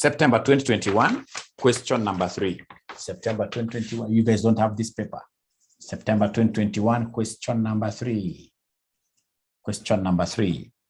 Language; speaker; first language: English; non-native, local second language; Swahili